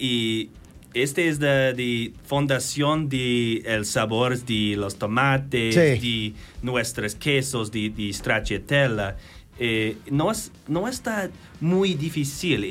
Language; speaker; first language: Spanish; non-native, learner; English